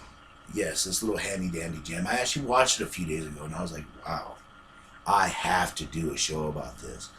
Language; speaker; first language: English; native; English